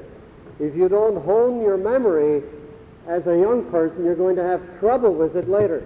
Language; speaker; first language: English; early bilingual, other home language; German